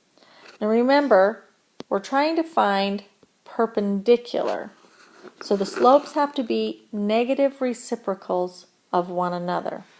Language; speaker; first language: English; native; English